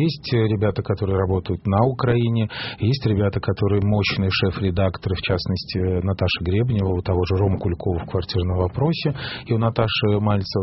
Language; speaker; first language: Russian; native; Russian